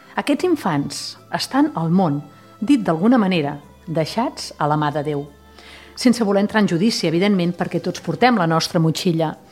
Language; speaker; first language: Catalan; native; Catalan